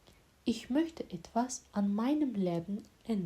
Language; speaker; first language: German; non-native, fluent; Azerbaijani